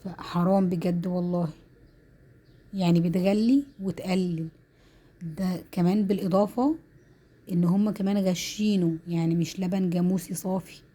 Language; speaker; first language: Arabic; native; Arabic